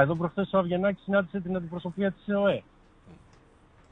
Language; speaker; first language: Greek; native; Greek